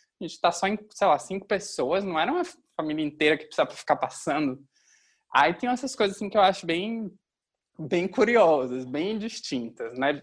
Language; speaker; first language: Portuguese; native; Portuguese